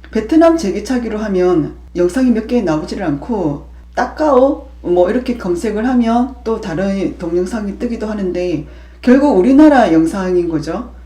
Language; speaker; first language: Korean; native; Korean